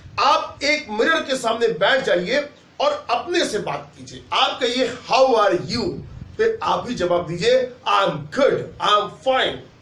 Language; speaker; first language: Hindi; native; Hindi